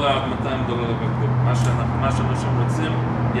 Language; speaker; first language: Hebrew; non-native, fluent; English